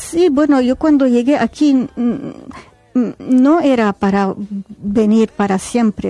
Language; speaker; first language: Spanish; non-native, fluent; Arabic